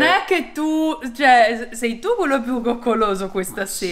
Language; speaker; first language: Italian; native; Italian